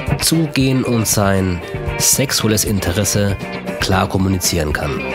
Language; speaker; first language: German; native; German